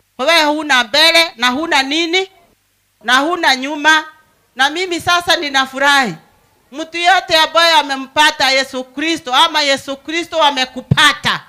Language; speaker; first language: Swahili; non-native, local second language; Kikuyu